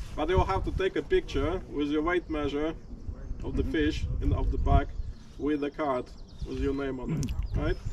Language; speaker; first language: English; non-native, fluent; Russian